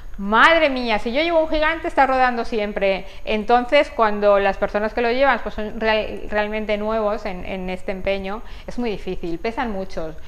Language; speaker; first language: Spanish; native; Spanish